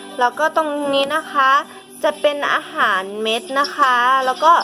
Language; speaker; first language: Thai; native; Thai